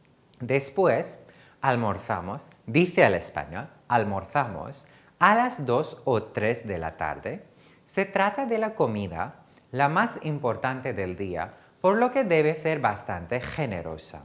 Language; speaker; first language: Spanish; non-native, fluent; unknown